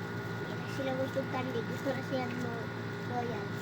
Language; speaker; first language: Filipino; non-native, local second language; Cebuano